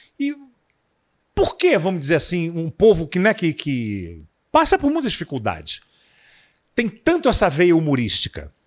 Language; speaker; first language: Portuguese; native; Portuguese